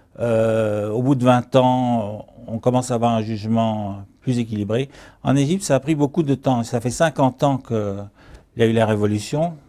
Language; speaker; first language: French; early bilingual, other home language; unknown